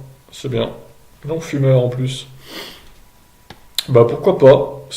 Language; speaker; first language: French; native; French